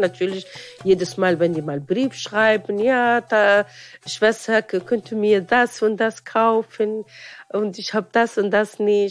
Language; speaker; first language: German; non-native, fluent; Arabic